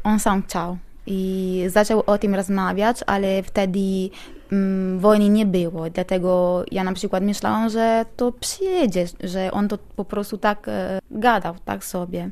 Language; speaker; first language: Polish; non-native, learner; Italian